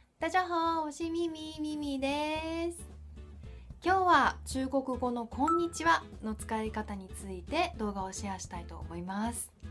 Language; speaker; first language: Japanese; native; Japanese